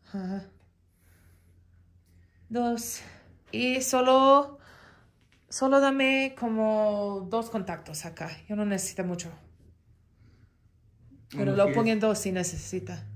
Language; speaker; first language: Spanish; non-native, learner; English